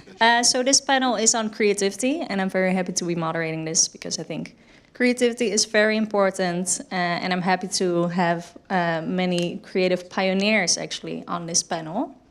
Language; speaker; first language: English; non-native, fluent; Dutch